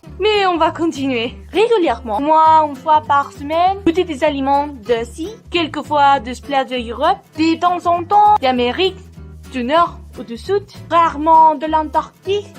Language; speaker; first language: French; non-native, learner; Spanish